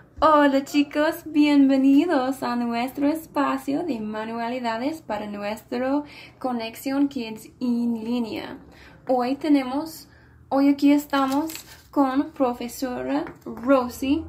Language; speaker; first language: Spanish; non-native, fluent; English